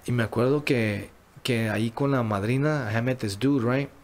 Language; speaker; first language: Spanish; early bilingual, heritage; Spanish